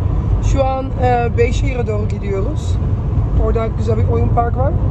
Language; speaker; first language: Turkish; early bilingual, heritage; Turkish